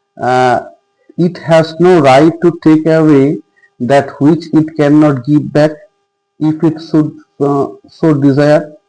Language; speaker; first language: English; non-native, local second language; Bangla